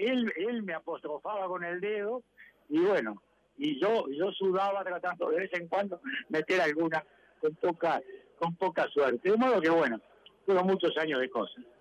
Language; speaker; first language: Spanish; native; Spanish